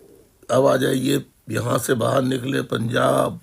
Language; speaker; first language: Urdu; native; Urdu